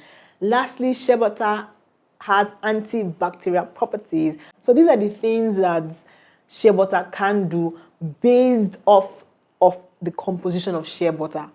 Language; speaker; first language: English; non-native, local second language; Igbo